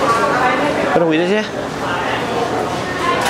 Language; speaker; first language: English; non-native, learner; Vietnamese